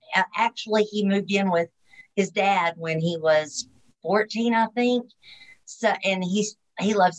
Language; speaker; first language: English; native; English